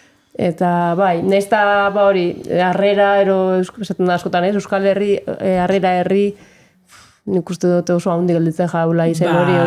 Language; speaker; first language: Basque; native; Basque